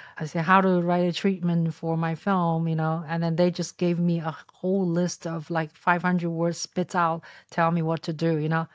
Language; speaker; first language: English; non-native, fluent; Chinese